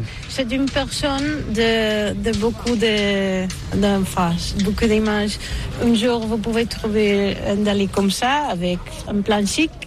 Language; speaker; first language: French; non-native, learner; Catalan